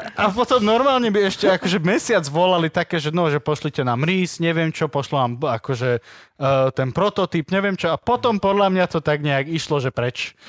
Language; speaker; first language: Slovak; native; Slovak